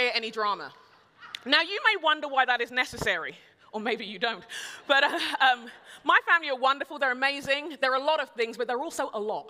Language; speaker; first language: English; native; English